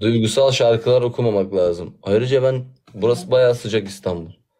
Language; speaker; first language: Turkish; native; Turkish